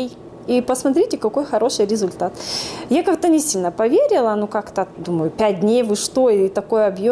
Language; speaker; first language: Russian; native; Russian